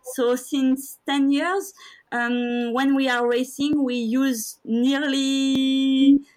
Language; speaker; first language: English; non-native, learner; French